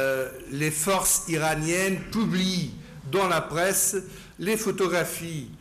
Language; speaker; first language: French; non-native, fluent; Portuguese